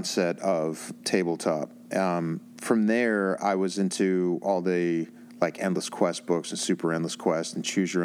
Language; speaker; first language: English; native; English